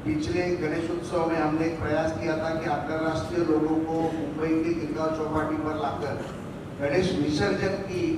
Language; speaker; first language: Hindi; non-native, local second language; Marathi